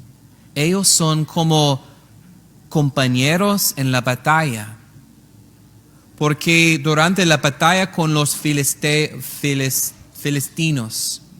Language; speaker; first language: Spanish; non-native, learner; English